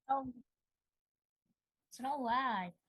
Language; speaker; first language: English; non-native, learner; Indonesian